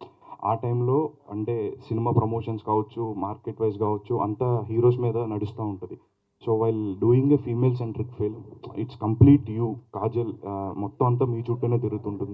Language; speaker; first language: Telugu; native; Telugu